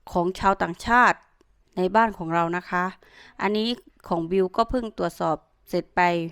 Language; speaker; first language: Thai; native; Thai